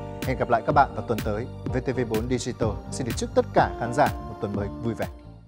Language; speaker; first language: Vietnamese; native; Vietnamese